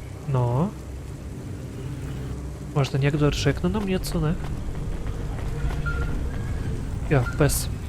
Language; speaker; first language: Czech; non-native, local second language; Ukrainian